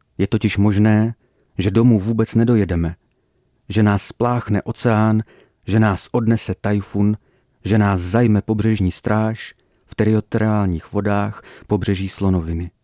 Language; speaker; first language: Czech; early bilingual, other home language; Russian